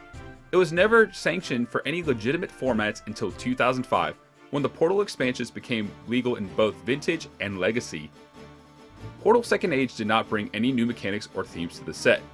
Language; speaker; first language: English; native; English